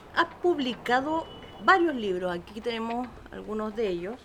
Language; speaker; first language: Spanish; non-native, local second language; Zapotec